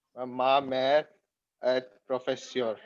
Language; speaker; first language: French; non-native, learner; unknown